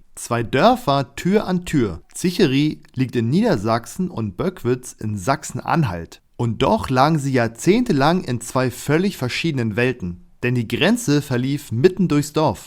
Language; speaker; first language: German; native; German